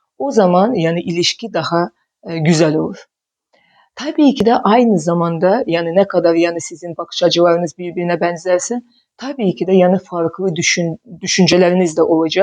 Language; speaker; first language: Turkish; non-native, fluent; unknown